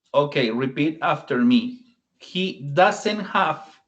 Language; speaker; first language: English; non-native, fluent; Spanish